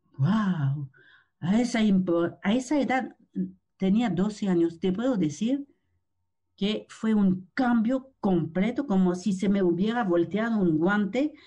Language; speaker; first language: Spanish; non-native, fluent; French